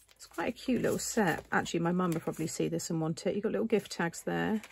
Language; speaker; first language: English; native; English